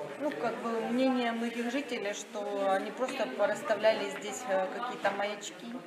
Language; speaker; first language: Russian; native; Russian